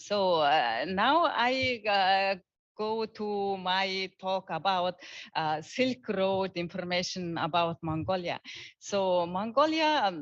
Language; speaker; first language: English; non-native, learner; Mongolian